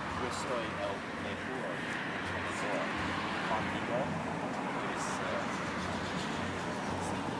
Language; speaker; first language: Spanish; non-native, learner; English